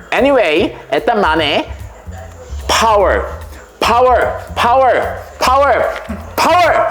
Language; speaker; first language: English; non-native, learner; Korean